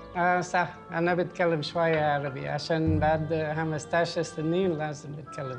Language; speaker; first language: Arabic; non-native, learner; English